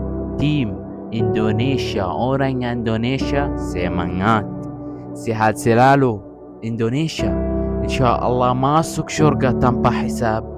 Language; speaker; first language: Indonesian; non-native, learner; Arabic